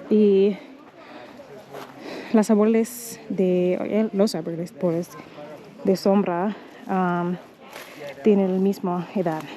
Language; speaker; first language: Spanish; non-native, learner; English